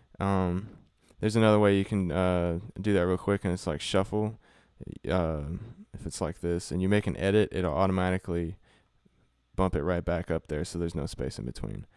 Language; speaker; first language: English; native; English